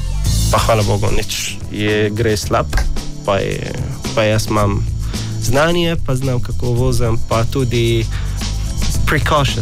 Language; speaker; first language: Slovenian; non-native, learner; Arabic